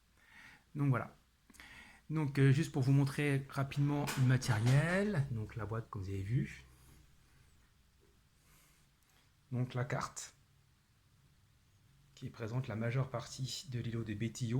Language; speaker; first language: French; native; French